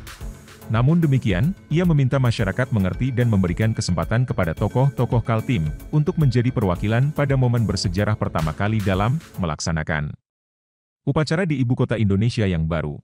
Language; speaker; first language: Indonesian; native; Indonesian